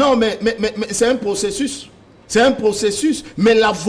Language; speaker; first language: French; non-native, local second language; Lingala